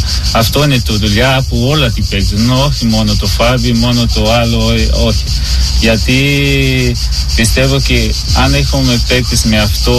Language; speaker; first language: Greek; non-native, learner; Portuguese